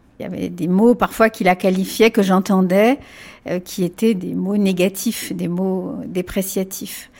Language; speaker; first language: French; early bilingual, other home language; Spanish